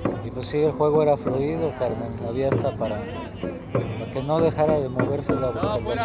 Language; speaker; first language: Spanish; native; Spanish